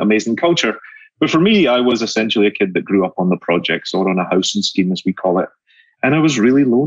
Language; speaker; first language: English; native; English